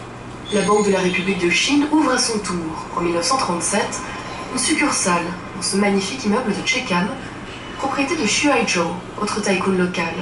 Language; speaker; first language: French; native; French